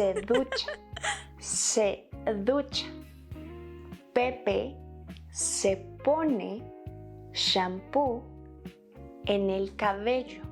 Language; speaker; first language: Spanish; native; Spanish